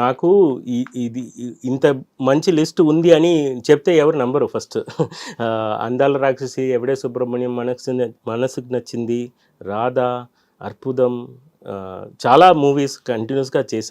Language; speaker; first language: Telugu; non-native, learner; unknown